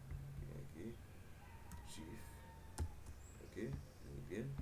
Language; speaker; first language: Spanish; non-native, learner; Haitian Creole